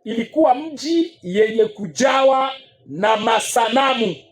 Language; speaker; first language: Swahili; native; Swahili